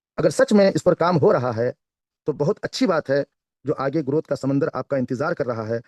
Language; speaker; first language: Hindi; non-native, local second language; Kannada